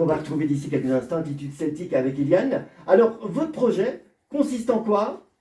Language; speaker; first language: French; native; French